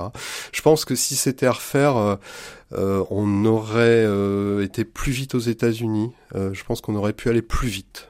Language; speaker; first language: French; native; French